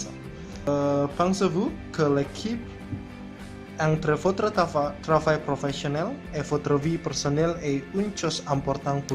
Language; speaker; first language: French; non-native, learner; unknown